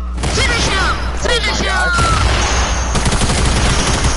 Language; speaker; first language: English; native; English